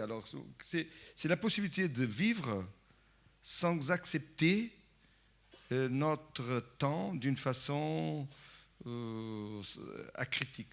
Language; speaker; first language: French; non-native, fluent; Portuguese